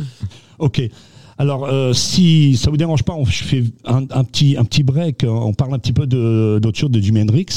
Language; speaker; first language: French; non-native, local second language; Swiss German